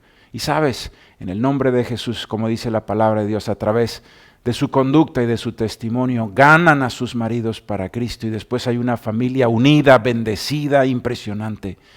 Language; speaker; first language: Spanish; native; Spanish